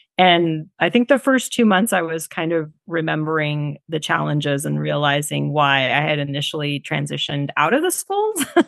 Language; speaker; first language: English; early bilingual, other home language; Armenian